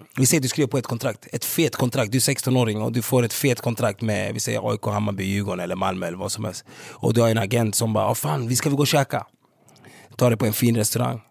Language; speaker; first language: Swedish; early bilingual, other home language; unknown